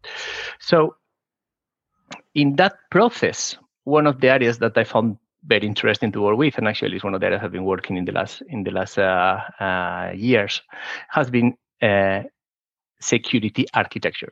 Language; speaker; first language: English; non-native, fluent; Spanish